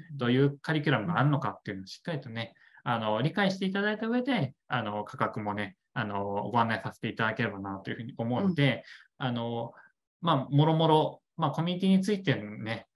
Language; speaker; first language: Japanese; native; Japanese